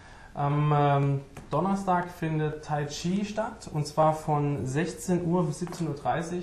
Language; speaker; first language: German; native; German